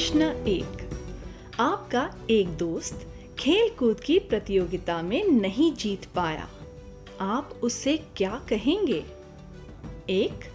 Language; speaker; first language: Hindi; native; Hindi